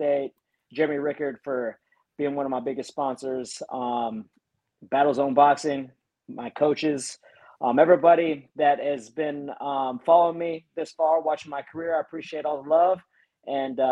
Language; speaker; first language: English; native; English